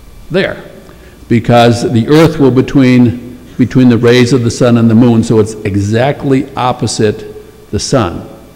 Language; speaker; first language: English; native; English